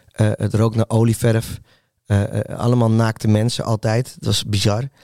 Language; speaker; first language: Dutch; early bilingual, other home language; Spanish